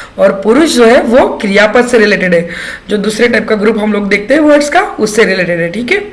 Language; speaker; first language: Hindi; non-native, local second language; Marathi